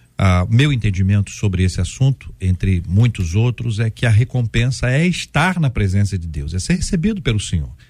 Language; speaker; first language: Portuguese; native; Portuguese